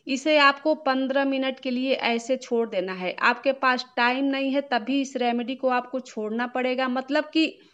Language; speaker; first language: Hindi; native; Hindi